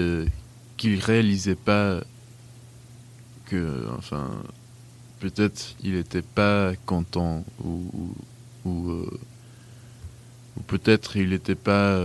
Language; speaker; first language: French; non-native, fluent; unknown